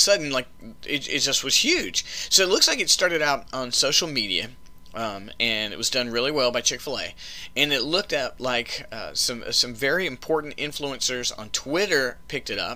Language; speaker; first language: English; native; English